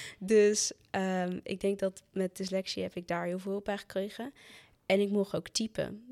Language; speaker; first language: Dutch; native; Dutch